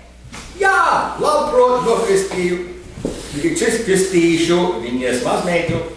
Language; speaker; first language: Latvian; early bilingual, heritage; Latvian